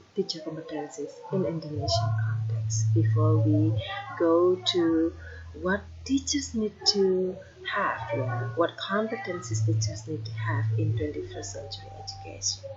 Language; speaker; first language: English; non-native, fluent; Indonesian